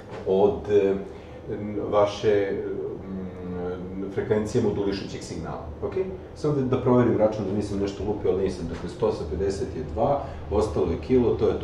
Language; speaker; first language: Serbian; native; Serbian